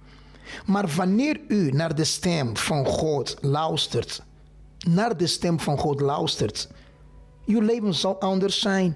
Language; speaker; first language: Dutch; non-native, fluent; Portuguese